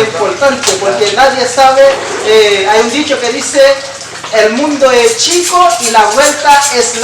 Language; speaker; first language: Spanish; non-native, learner; Haitian Creole